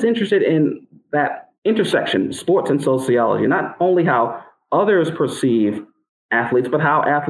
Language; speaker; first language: English; native; English